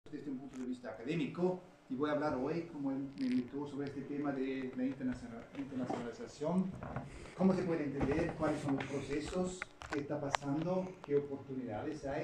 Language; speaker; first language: Spanish; non-native, fluent; German